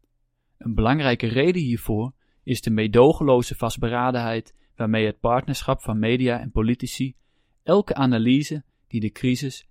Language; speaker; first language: Dutch; native; Dutch